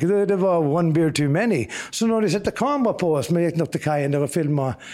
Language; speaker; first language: Norwegian; early bilingual, heritage; Norwegian